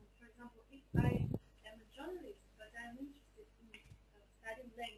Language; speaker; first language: English; non-native, fluent; Ukrainian